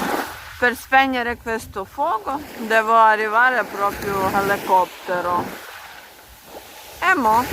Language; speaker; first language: Italian; non-native, learner; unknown